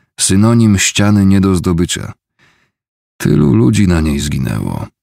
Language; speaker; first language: Polish; native; Polish